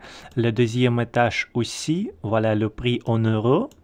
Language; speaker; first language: French; non-native, learner; Russian